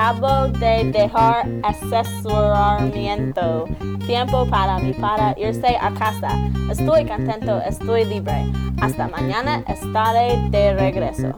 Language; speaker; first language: Spanish; non-native, learner; English